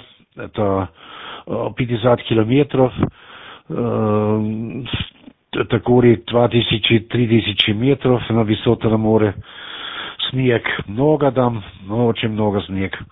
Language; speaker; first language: Russian; non-native, learner; German